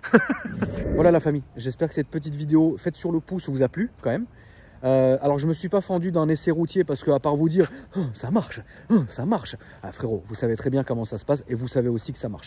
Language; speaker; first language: French; native; French